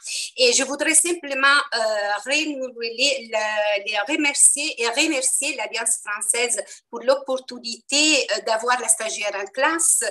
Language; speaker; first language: French; non-native, fluent; Italian